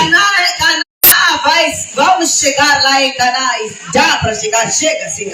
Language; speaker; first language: Portuguese; non-native, local second language; Shona